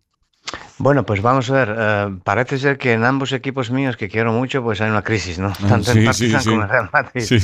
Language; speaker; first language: Spanish; non-native, fluent; Serbian